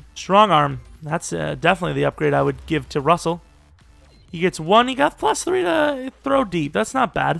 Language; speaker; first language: English; native; English